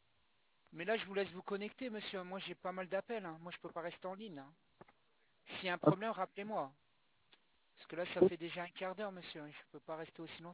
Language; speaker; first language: French; native; French